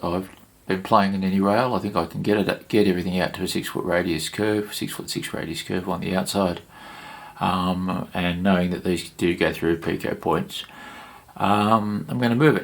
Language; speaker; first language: English; native; English